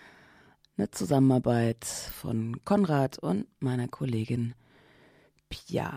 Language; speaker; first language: German; native; German